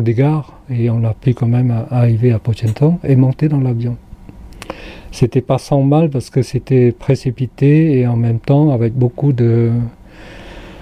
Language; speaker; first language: French; non-native, fluent; Khmer